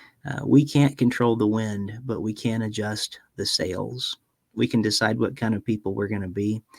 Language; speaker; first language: English; native; English